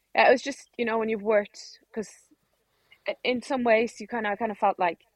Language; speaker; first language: English; non-native, fluent; Norwegian